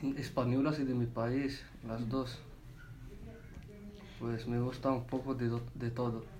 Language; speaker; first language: Spanish; non-native, learner; Arabic